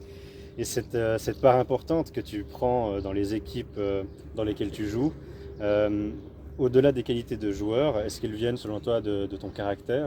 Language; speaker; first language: French; native; French